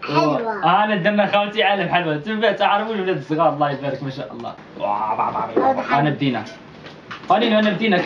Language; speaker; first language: Arabic; native; Arabic